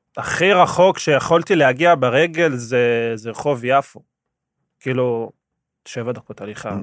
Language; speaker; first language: Hebrew; non-native, local second language; Arabic